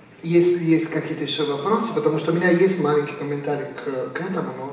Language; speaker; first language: Russian; non-native, fluent; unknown